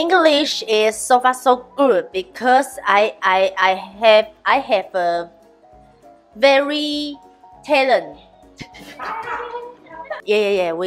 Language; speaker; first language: English; non-native, learner; Chinese